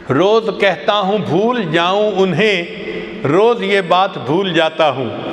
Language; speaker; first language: Urdu; non-native, local second language; Punjabi